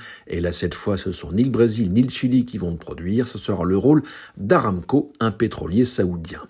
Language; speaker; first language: French; native; French